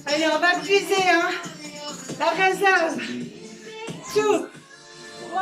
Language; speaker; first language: French; native; French